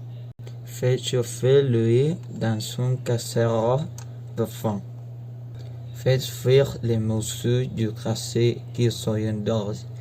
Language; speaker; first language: French; non-native, learner; Spanish